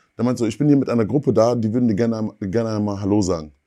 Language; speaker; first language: German; native; German